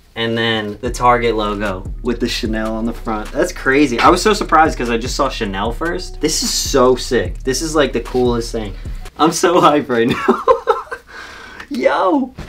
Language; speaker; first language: English; native; English